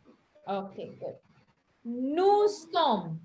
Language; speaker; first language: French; non-native, fluent; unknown